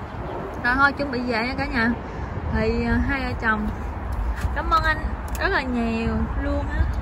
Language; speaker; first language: Vietnamese; native; Vietnamese